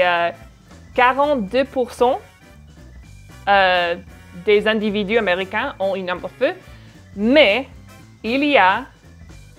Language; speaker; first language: French; non-native, fluent; English